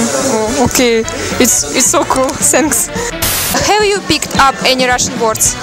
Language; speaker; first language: English; non-native, learner; Russian